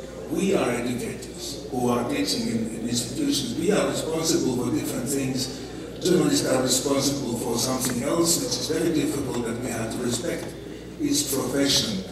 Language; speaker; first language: English; non-native, fluent; Finnish